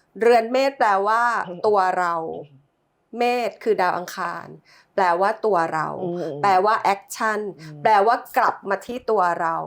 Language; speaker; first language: Thai; native; Thai